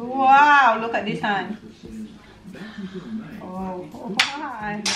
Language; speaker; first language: English; non-native, local second language; Bikol